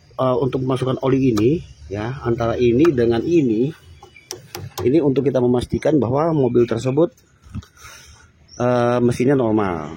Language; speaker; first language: Indonesian; native; Indonesian